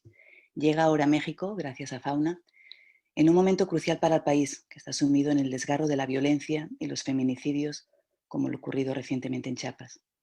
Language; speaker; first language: Spanish; native; Spanish